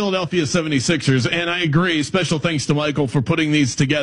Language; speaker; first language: English; native; English